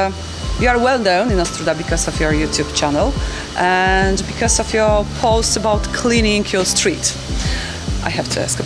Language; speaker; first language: English; non-native, fluent; Polish